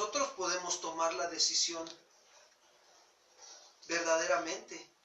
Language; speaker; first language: Spanish; native; Spanish